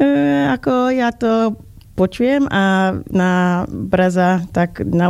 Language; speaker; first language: Slovak; non-native, learner; English